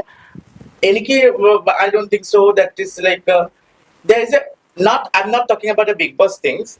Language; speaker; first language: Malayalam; non-native, local second language; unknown